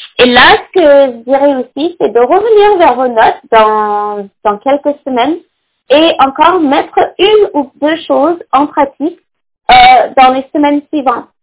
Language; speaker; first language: French; non-native, fluent; English